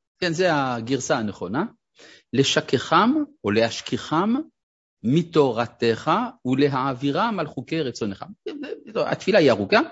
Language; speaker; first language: Hebrew; non-native, fluent; French